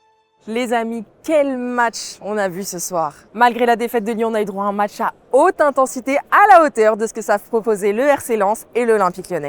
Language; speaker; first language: French; native; French